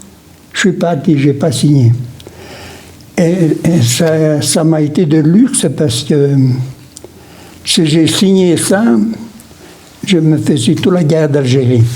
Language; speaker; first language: French; non-native, local second language; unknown